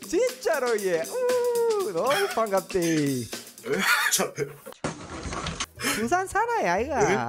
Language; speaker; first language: Korean; non-native, fluent; Spanish